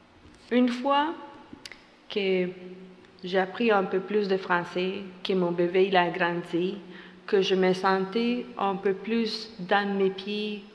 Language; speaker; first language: French; non-native, fluent; Spanish